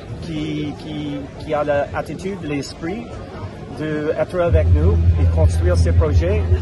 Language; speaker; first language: French; non-native, fluent; English